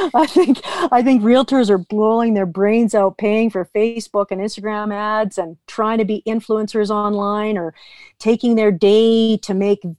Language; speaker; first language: English; native; English